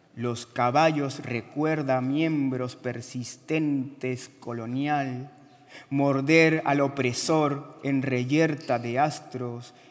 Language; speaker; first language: Spanish; native; Spanish